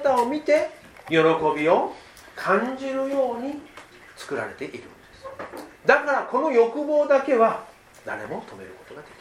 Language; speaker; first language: Japanese; native; Japanese